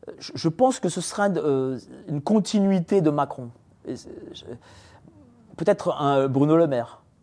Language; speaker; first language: French; early bilingual, other home language; Polish